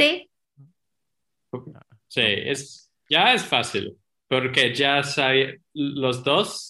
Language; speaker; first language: Spanish; non-native, learner; English